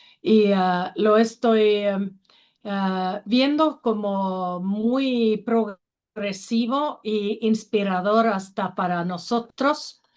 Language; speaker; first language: Spanish; non-native, learner; Finnish